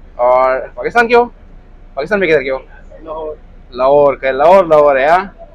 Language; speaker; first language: Hindi; non-native, local second language; Punjabi